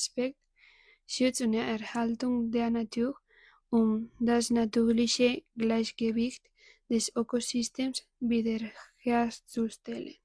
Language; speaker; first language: German; non-native, learner; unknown